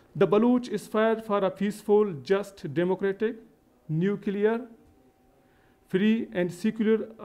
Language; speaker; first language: English; non-native, local second language; Baluchi